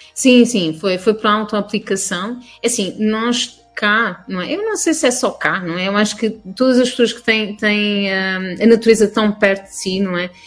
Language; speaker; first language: Portuguese; native; Portuguese